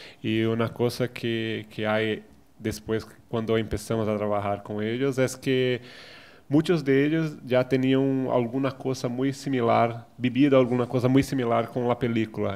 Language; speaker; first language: Spanish; non-native, fluent; Portuguese